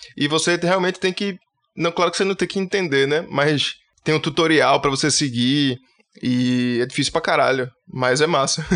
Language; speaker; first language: Portuguese; native; Portuguese